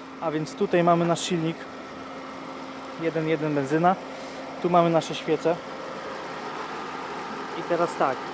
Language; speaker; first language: Polish; native; Polish